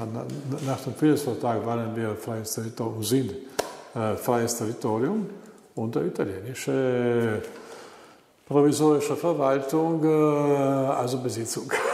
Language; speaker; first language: German; non-native, learner; Italian